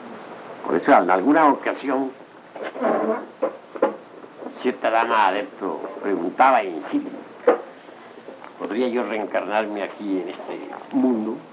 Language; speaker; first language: Spanish; native; Spanish